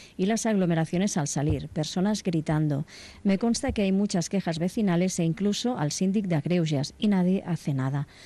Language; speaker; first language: Spanish; non-native, local second language; Catalan